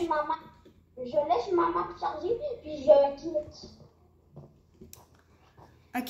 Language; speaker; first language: French; native; French